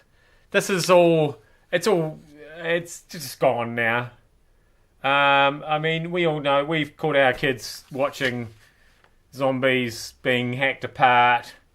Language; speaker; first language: English; native; English